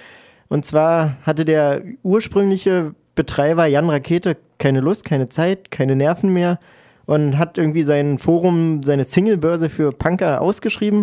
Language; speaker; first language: German; native; German